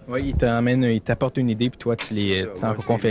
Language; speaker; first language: French; native; French